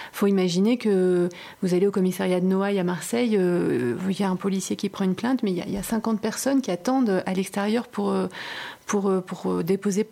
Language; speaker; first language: French; native; French